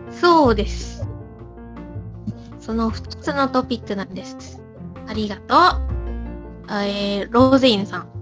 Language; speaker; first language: Japanese; non-native, learner; Malay